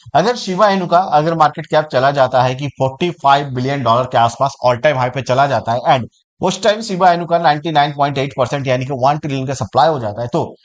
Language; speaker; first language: Hindi; native; Hindi